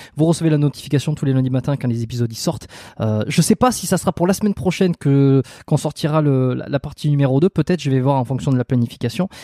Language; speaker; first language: French; native; French